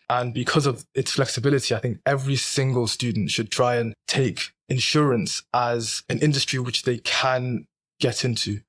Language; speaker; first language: English; native; English